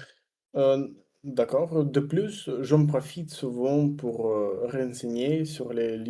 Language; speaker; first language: French; non-native, learner; Russian